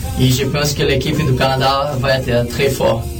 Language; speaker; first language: French; non-native, fluent; Portuguese